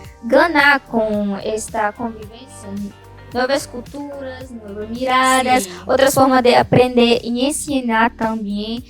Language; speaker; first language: Spanish; non-native, learner; Portuguese